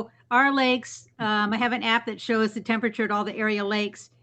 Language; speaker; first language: English; native; English